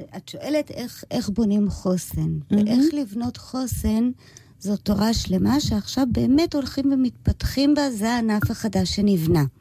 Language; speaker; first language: Hebrew; early bilingual, other home language; English